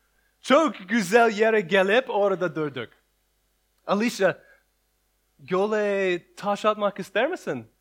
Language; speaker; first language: Turkish; non-native, learner; English